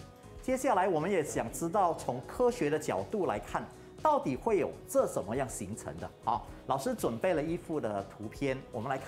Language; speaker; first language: Chinese; native; Chinese